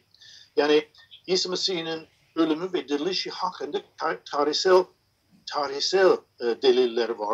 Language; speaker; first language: Turkish; non-native, fluent; English